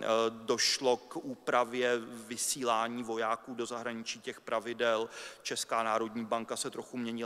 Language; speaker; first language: Czech; native; Czech